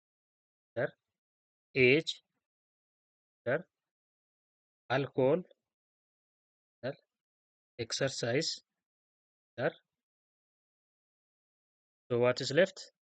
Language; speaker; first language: English; non-native, local second language; Oromo